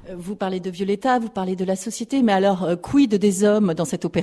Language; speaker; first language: French; native; French